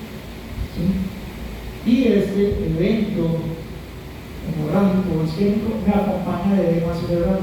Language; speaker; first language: Spanish; native; Spanish